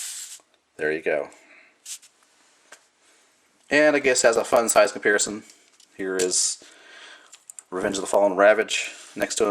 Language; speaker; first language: English; native; English